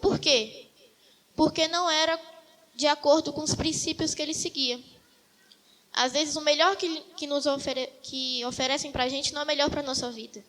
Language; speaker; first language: Portuguese; native; Portuguese